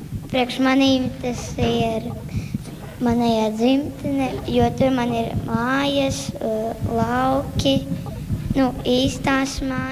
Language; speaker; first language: Latvian; early bilingual, heritage; Latvian